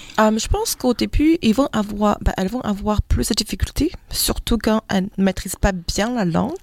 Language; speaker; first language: French; non-native, fluent; Chinese